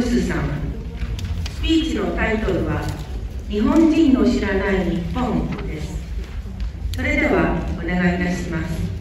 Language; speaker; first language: Japanese; native; Japanese